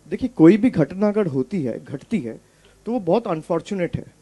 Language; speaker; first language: Hindi; non-native, local second language; Bangla